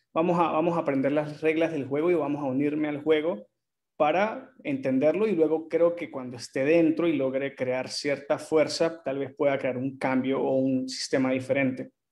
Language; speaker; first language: Spanish; native; Spanish